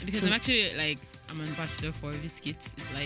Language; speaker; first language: English; non-native, local second language; Yoruba